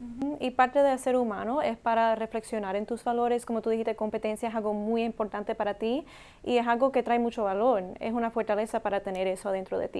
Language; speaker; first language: Spanish; non-native, learner; English